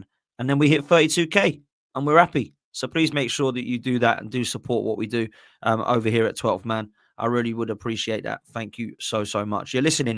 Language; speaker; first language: English; native; English